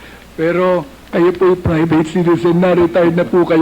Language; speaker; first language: Filipino; native; Filipino